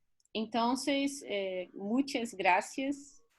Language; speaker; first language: Spanish; non-native, learner; Portuguese